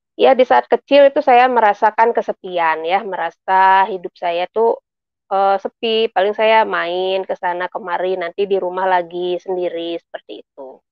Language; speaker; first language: Indonesian; native; Indonesian